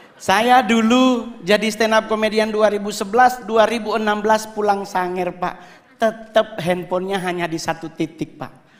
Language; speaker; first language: Indonesian; native; Indonesian